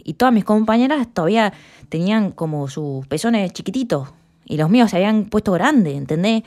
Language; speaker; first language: Spanish; native; Spanish